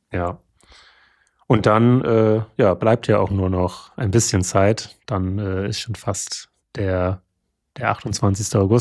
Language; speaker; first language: German; native; German